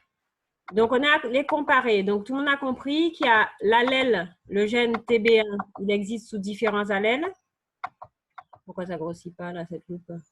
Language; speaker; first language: French; native; French